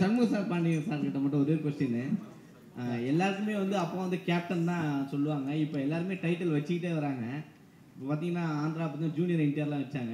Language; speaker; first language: Tamil; native; Tamil